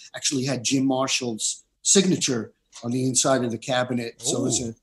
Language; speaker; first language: English; native; English